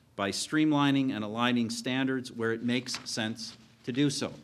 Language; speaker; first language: English; native; English